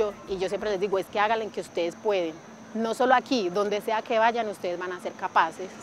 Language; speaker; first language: Spanish; native; Spanish